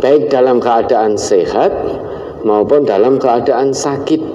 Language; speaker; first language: Indonesian; non-native, local second language; Javanese